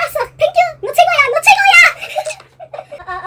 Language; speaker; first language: Korean; non-native, learner; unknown